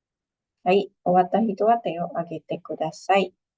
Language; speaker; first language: Japanese; non-native, fluent; Indonesian